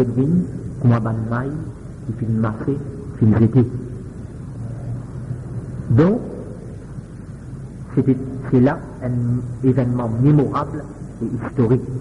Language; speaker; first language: French; non-native, local second language; Morisyen